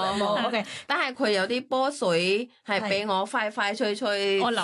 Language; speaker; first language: Cantonese; non-native, learner; Thai